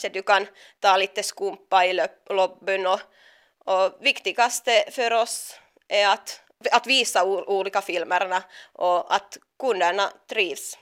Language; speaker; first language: Swedish; non-native, local second language; Finnish